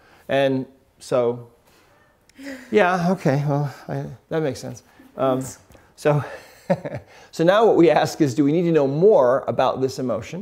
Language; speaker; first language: English; native; English